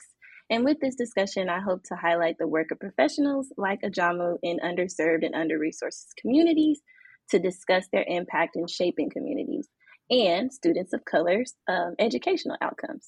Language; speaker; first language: English; native; English